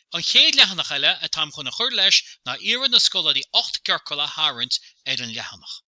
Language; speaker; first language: Irish; native; Irish